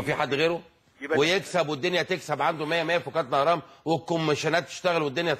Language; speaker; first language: Arabic; native; Arabic